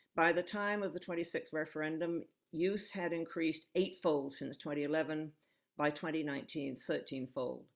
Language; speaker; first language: English; native; English